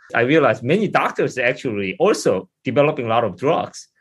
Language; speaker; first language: English; non-native, fluent; Korean